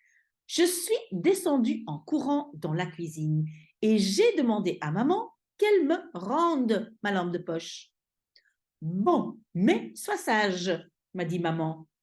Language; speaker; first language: French; non-native, fluent; Dutch